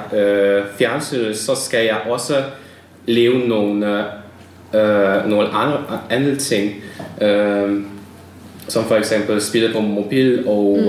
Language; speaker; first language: Danish; non-native, learner; Hungarian